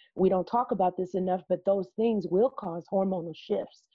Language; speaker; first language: English; native; English